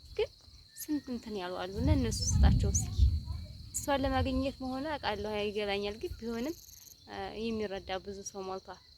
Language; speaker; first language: Amharic; native; Amharic